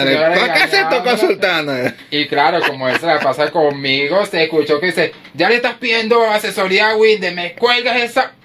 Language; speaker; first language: Spanish; native; Spanish